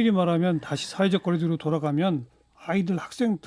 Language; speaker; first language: Korean; native; Korean